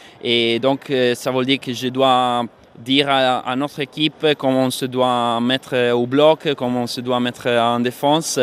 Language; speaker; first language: French; non-native, fluent; Italian